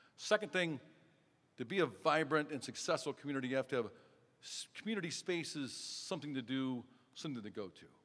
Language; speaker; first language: English; native; English